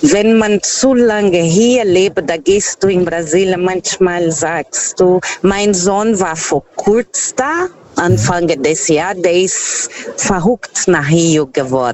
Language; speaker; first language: German; non-native, fluent; Portuguese